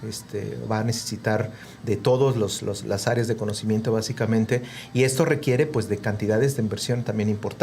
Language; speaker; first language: Spanish; native; Spanish